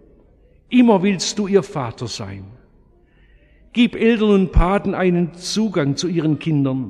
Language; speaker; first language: German; native; German